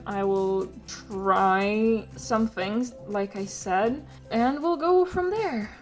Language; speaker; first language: English; non-native, fluent; Polish